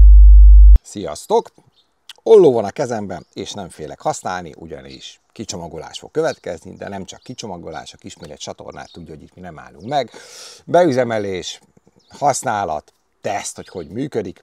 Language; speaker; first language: Hungarian; native; Hungarian